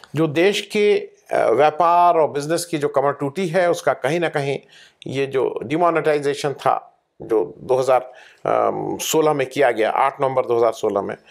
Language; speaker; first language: Hindi; native; Hindi